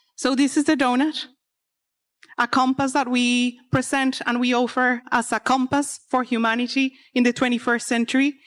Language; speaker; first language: English; non-native, fluent; Spanish